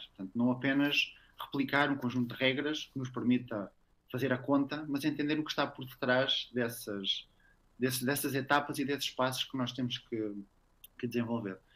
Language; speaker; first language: Portuguese; native; Portuguese